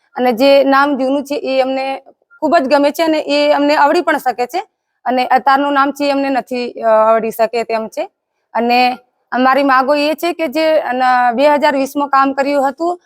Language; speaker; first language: Gujarati; native; Gujarati